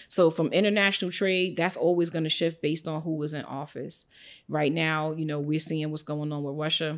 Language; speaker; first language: English; native; English